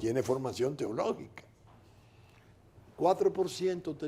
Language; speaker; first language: Spanish; native; Spanish